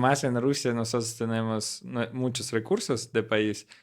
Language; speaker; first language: Spanish; non-native, learner; Russian